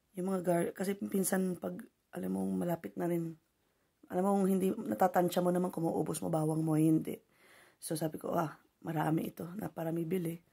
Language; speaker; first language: Filipino; native; Filipino